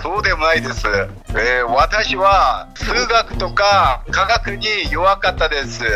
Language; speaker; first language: Japanese; non-native, fluent; Korean